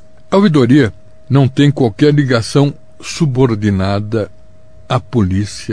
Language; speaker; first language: Portuguese; native; Portuguese